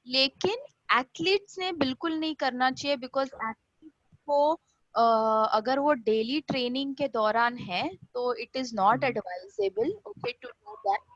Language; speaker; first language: Hindi; non-native, local second language; Marathi